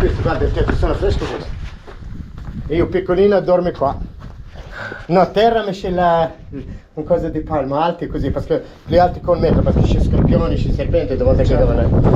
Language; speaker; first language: Italian; non-native, learner; Arabic